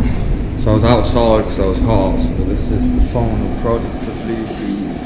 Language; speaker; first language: English; native; English